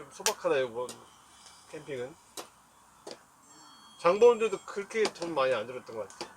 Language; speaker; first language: Korean; native; Korean